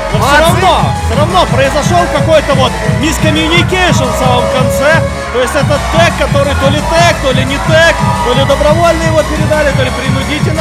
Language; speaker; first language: Russian; native; Russian